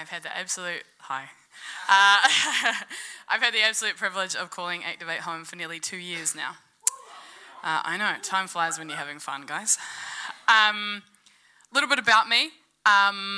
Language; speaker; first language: English; native; English